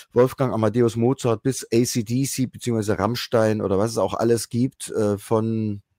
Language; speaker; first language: German; native; German